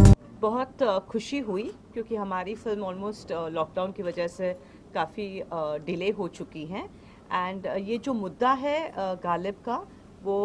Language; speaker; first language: Hindi; native; Hindi